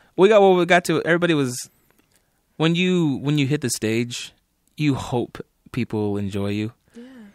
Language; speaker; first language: English; native; English